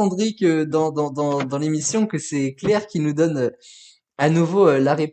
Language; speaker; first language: French; native; French